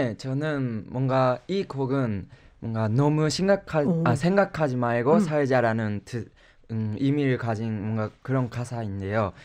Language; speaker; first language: Korean; non-native, fluent; Japanese